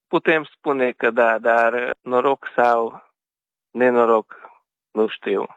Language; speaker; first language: Romanian; non-native, local second language; Hungarian